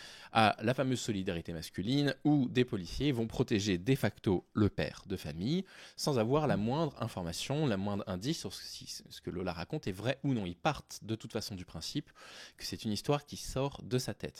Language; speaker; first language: French; native; French